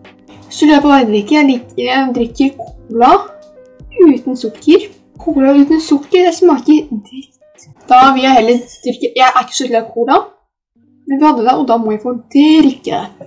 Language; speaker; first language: Norwegian; early bilingual, other home language; Polish